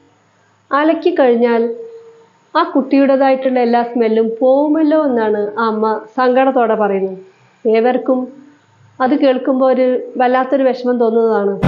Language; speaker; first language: Malayalam; native; Malayalam